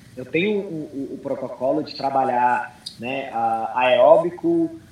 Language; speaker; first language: Portuguese; early bilingual, heritage; English